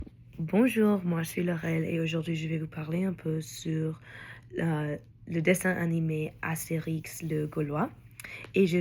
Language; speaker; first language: French; non-native, learner; English